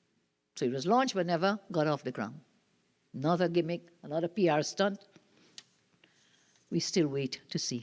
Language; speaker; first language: English; native; English